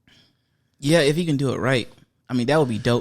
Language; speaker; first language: English; native; English